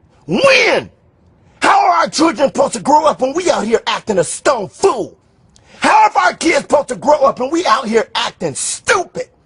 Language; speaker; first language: English; native; English